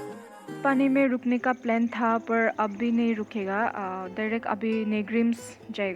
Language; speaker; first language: Hindi; non-native, local second language; Assamese